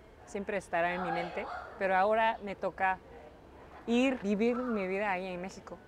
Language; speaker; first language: Spanish; non-native, fluent; Japanese